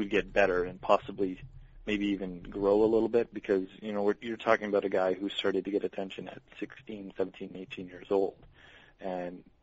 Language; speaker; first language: English; native; English